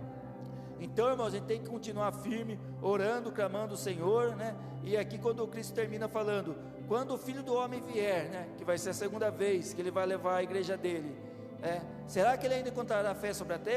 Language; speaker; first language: Portuguese; native; Portuguese